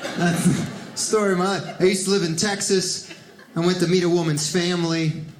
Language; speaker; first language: English; early bilingual, other home language; Spanish